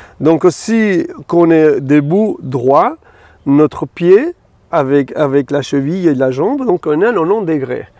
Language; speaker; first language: French; non-native, fluent; Spanish